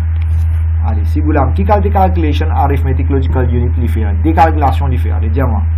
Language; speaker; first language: French; non-native, local second language; Morisyen